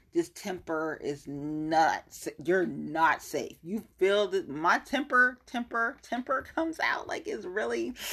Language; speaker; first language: English; native; English